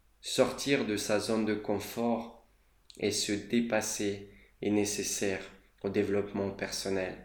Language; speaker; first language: French; non-native, fluent; Romanian